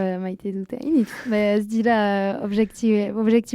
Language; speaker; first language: Basque; non-native, local second language; French